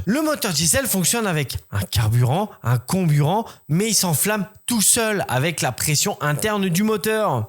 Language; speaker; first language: French; native; French